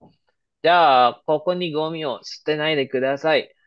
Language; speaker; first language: Japanese; non-native, fluent; Filipino